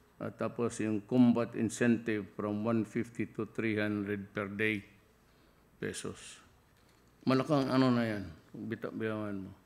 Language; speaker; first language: Filipino; non-native, local second language; Cebuano